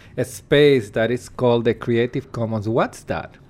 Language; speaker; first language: English; non-native, fluent; Spanish